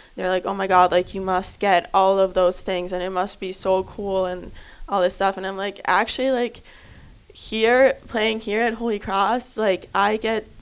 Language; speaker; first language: English; non-native, fluent; German